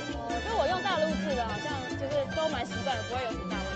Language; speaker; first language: Chinese; native; Chinese